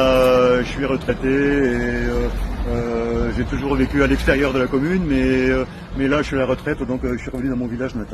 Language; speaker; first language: French; native; French